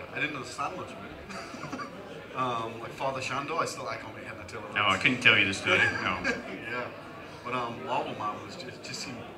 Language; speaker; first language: English; native; English